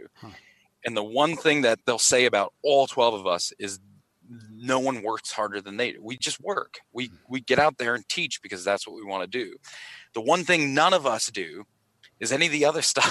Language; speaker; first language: English; native; English